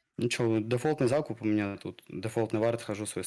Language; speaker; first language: Russian; native; Russian